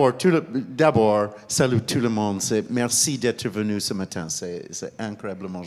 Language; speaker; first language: French; non-native, fluent; English